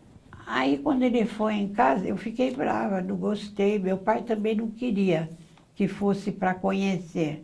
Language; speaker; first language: Portuguese; early bilingual, other home language; Arabic